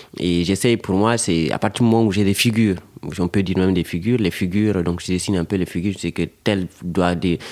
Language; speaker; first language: French; non-native, local second language; Fula